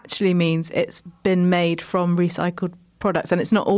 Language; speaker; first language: English; native; English